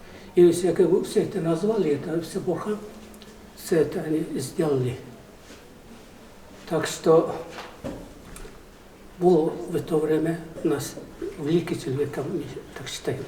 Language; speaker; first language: Russian; non-native, learner; Mongolian